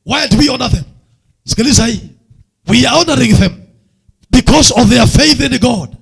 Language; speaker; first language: English; non-native, local second language; Swahili